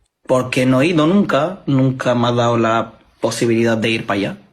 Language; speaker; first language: Spanish; non-native, fluent; Arabic